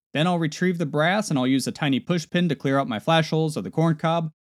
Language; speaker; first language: English; native; English